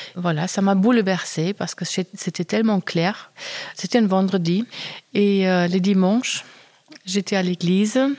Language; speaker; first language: French; non-native, fluent; German